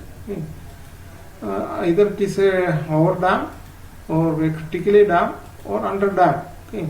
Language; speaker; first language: English; non-native, local second language; Malayalam